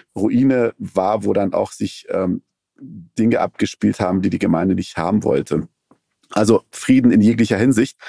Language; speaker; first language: German; early bilingual, other home language; Persian